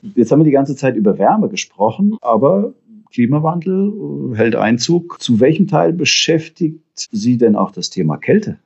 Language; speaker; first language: German; native; German